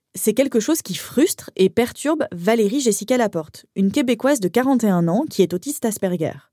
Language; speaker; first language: French; native; French